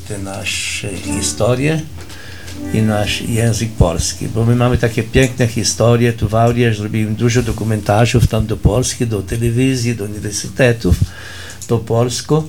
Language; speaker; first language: Polish; early bilingual, heritage; Polish